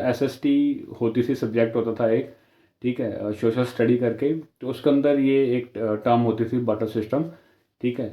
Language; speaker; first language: Hindi; native; Hindi